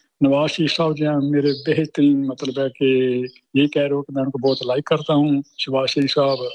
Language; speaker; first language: Urdu; non-native, local second language; Punjabi